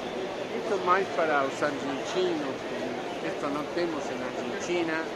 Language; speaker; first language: Portuguese; non-native, fluent; Spanish